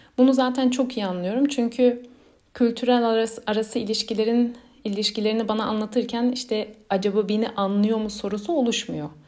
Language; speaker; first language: Turkish; early bilingual, heritage; Turkish